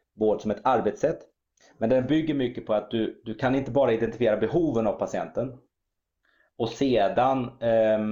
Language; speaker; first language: Swedish; early bilingual, other home language; German